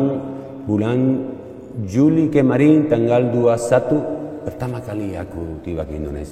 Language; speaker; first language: Indonesian; non-native, learner; Spanish